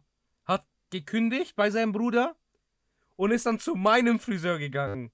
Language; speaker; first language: German; early bilingual, other home language; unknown